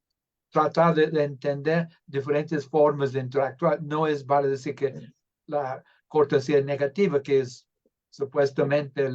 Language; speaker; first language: Spanish; non-native, fluent; English